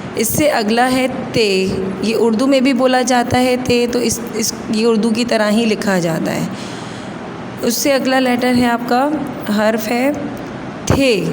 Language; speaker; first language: Urdu; non-native, local second language; Sindhi